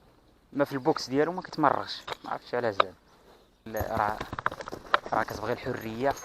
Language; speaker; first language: Arabic; native; Arabic